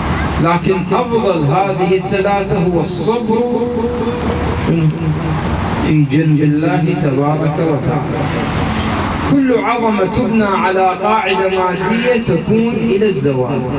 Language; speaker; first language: Arabic; native; Arabic